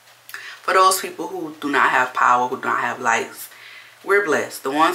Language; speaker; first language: English; native; English